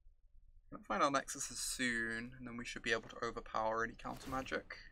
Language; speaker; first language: English; native; English